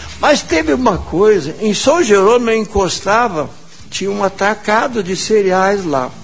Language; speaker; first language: Portuguese; non-native, local second language; German